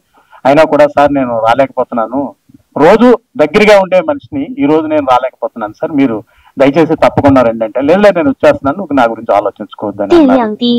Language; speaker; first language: Telugu; native; Telugu